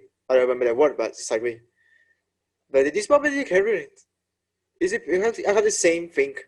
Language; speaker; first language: English; non-native, learner; Spanish